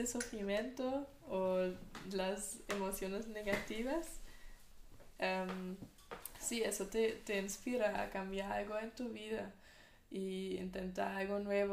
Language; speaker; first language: Spanish; non-native, fluent; German